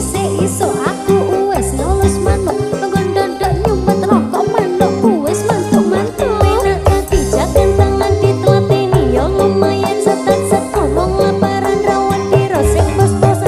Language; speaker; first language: Indonesian; native; Indonesian